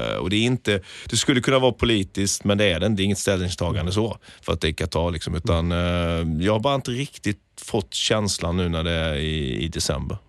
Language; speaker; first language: Swedish; native; Swedish